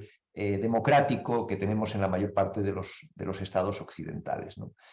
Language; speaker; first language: Spanish; native; Spanish